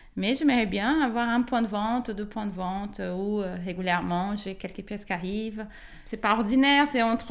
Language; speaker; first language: French; non-native, fluent; Portuguese